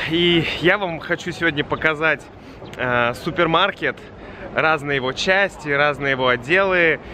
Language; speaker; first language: Russian; native; Russian